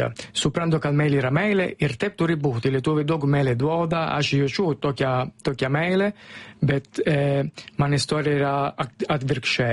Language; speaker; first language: Lithuanian; non-native, learner; Italian